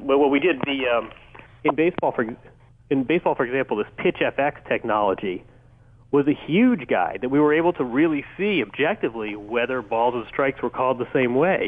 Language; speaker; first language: English; native; English